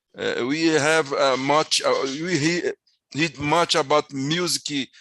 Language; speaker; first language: English; non-native, learner; Portuguese